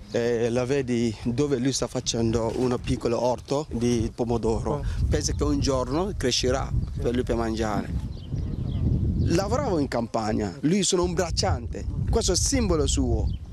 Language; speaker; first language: Italian; non-native, learner; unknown